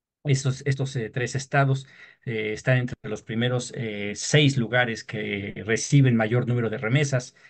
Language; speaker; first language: Spanish; native; Spanish